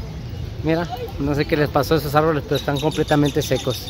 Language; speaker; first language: Spanish; native; Spanish